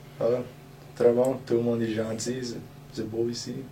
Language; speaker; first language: French; non-native, local second language; English